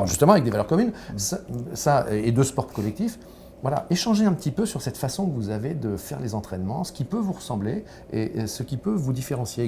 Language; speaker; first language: French; native; French